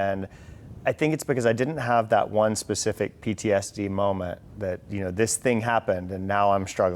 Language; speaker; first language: English; native; English